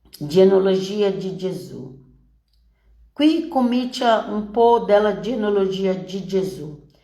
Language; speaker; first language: Italian; non-native, fluent; Portuguese